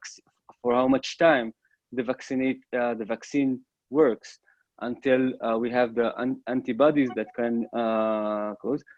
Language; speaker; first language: English; non-native, fluent; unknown